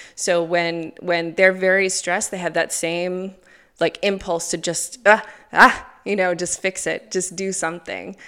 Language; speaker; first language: English; native; English